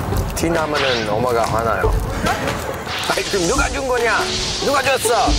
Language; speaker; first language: Korean; non-native, fluent; English